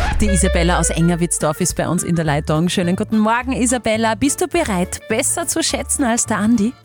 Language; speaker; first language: German; native; German